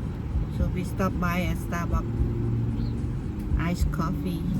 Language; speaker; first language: English; non-native, learner; Khmer